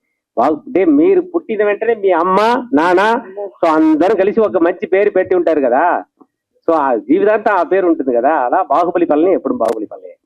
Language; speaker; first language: Telugu; native; Telugu